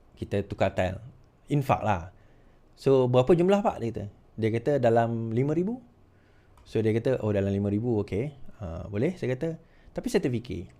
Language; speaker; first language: Malay; native; Malay